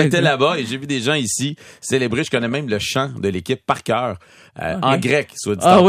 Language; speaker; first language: French; native; French